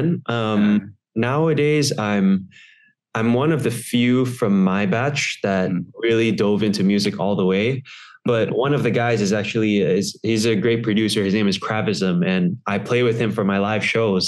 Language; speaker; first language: English; native; English